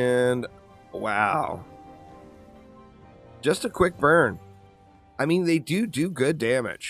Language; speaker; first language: English; native; English